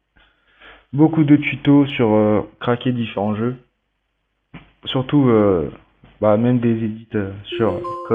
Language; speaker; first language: French; native; French